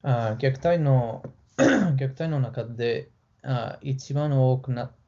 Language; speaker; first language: Japanese; non-native, learner; English